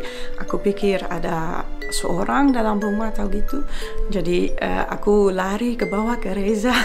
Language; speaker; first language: Indonesian; non-native, fluent; Dutch